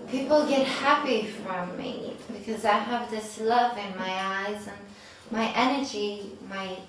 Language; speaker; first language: English; non-native, fluent; Swedish